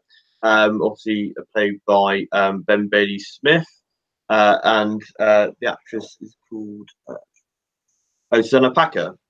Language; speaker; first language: English; native; English